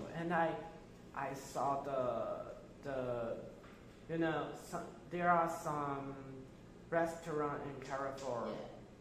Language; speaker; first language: English; non-native, fluent; Chinese